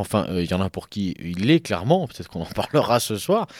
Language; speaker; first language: French; native; French